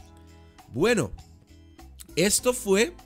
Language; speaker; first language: Spanish; non-native, fluent; Dutch